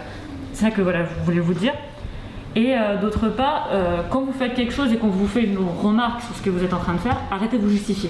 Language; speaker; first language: French; native; French